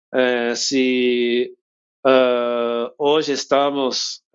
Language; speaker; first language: Portuguese; non-native, learner; English